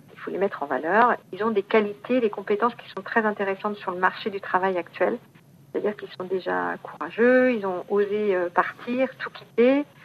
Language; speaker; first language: French; native; French